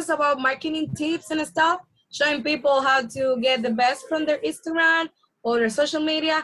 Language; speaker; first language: English; non-native, fluent; Spanish